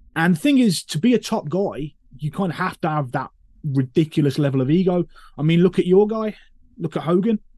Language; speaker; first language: English; native; English